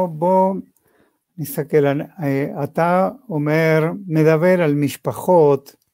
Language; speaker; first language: Hebrew; non-native, fluent; Spanish